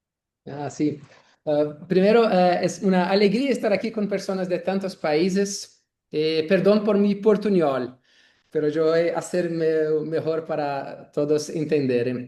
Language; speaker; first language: Spanish; non-native, learner; Portuguese